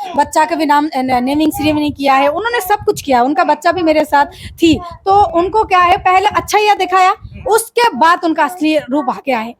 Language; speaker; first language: Hindi; non-native, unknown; Bangla